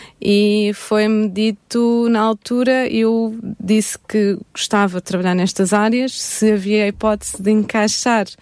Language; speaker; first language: Portuguese; native; Portuguese